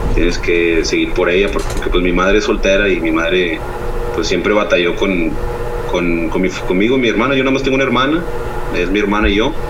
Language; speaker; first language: Spanish; native; Spanish